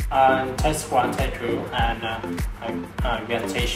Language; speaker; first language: English; non-native, learner; Vietnamese